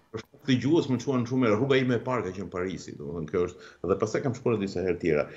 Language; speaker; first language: Albanian; native; Albanian